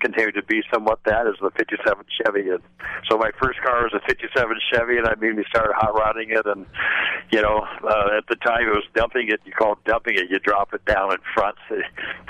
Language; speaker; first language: English; native; English